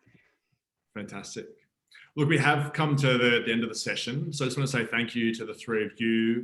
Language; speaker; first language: English; native; English